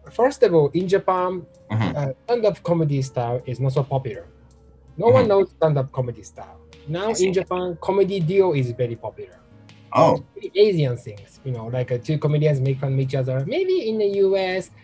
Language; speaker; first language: English; non-native, learner; Japanese